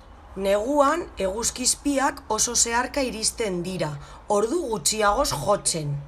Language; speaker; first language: Basque; non-native, local second language; Spanish